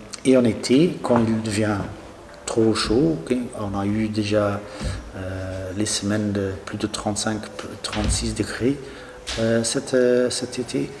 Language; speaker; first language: French; non-native, local second language; Dutch